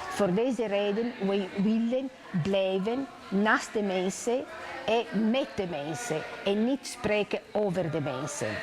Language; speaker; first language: Dutch; non-native, learner; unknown